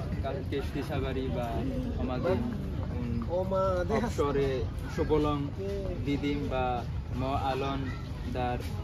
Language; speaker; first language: Persian; non-native, learner; Bangla